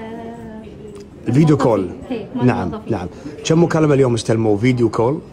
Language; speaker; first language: Arabic; native; Arabic